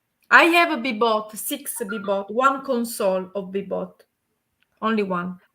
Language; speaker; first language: English; non-native, learner; Italian